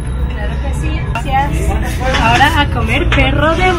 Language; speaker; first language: Spanish; non-native, fluent; French